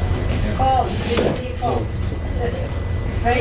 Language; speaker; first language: English; non-native, learner; Arabic